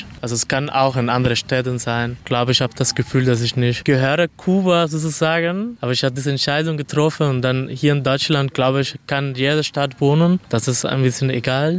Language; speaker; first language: German; non-native, fluent; Spanish